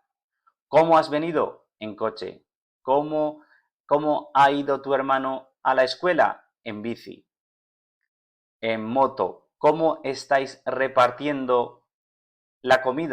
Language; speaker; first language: Spanish; non-native, fluent; Urdu